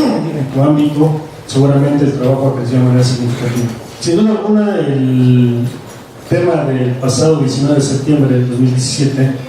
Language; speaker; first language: Spanish; native; Spanish